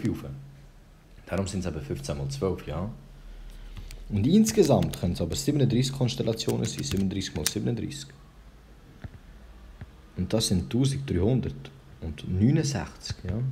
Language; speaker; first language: German; early bilingual, other home language; Albanian